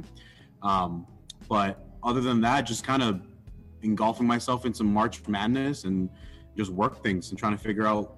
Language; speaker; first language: English; native; English